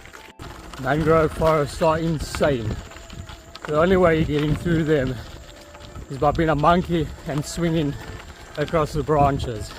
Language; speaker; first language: English; native; English